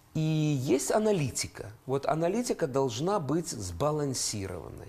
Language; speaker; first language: Russian; non-native, local second language; Ukrainian